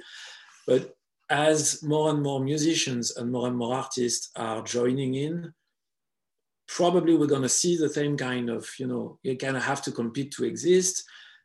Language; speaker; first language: English; non-native, fluent; French